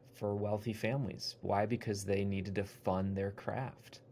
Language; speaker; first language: English; native; English